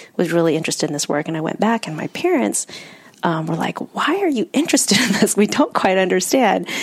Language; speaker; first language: English; native; English